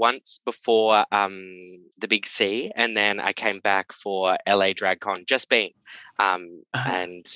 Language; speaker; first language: English; native; English